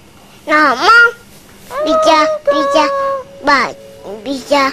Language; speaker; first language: Indonesian; native; Indonesian